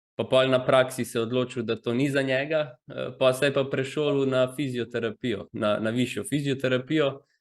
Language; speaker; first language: Slovenian; early bilingual, other home language; Croatian